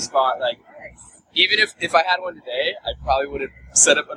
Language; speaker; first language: English; native; English